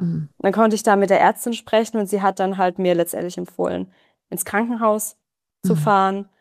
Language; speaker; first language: German; native; German